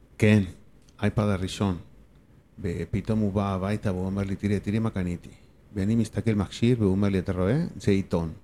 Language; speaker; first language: Hebrew; non-native, fluent; Spanish